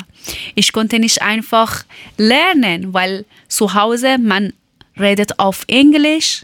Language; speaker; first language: German; non-native, learner; Persian